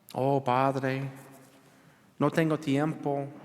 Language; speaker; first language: Spanish; non-native, learner; English